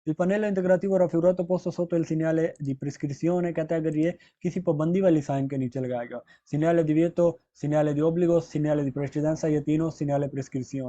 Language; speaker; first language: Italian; non-native, fluent; Urdu